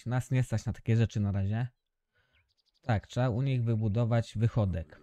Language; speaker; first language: Polish; native; Polish